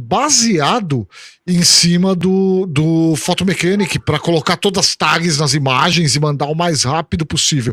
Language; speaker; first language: Portuguese; native; Portuguese